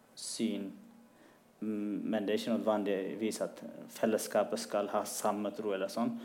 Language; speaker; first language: Norwegian; non-native, fluent; Tigrinya